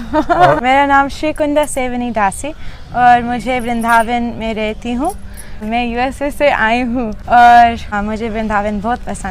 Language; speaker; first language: Hindi; non-native, learner; English